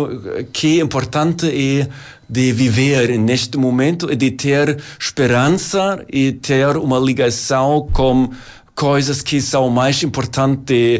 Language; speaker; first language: Portuguese; non-native, learner; German